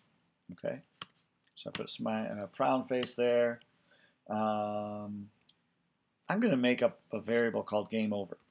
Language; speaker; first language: English; native; English